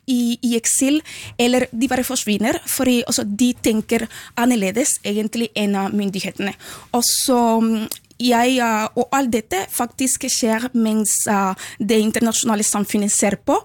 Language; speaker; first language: Norwegian; non-native, fluent; Spanish